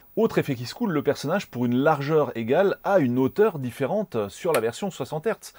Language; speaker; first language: French; native; French